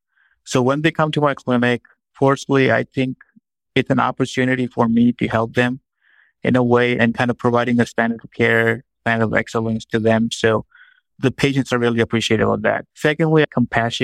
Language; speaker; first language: English; non-native, local second language; Urdu